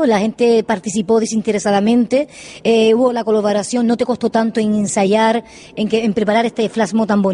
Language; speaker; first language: Spanish; native; Spanish